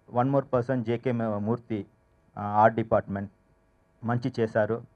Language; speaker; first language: Telugu; non-native, learner; Tamil